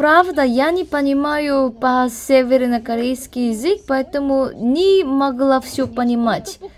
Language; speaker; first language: Russian; non-native, learner; Korean